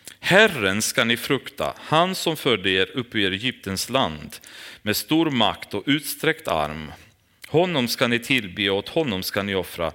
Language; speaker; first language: Swedish; non-native, fluent; Romanian